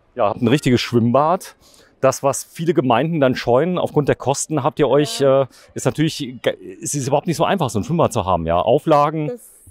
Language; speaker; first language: German; native; German